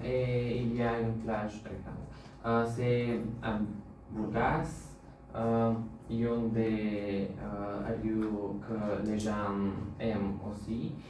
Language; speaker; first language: French; non-native, learner; Bulgarian